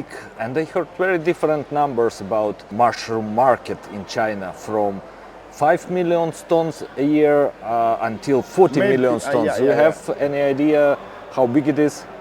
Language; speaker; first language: English; non-native, fluent; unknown